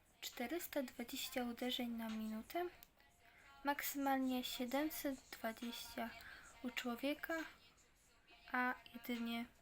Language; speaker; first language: Polish; native; Polish